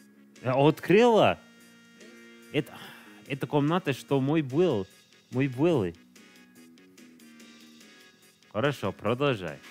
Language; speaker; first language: Russian; non-native, learner; English